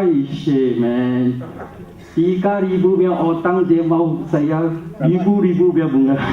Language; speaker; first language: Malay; non-native, local second language; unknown